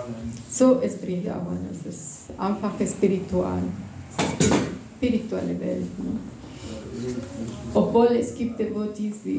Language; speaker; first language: German; non-native, fluent; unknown